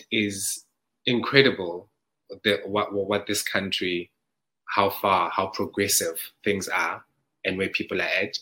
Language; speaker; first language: English; non-native, local second language; Zulu